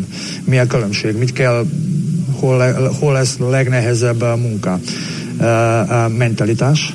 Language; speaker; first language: Hungarian; non-native, learner; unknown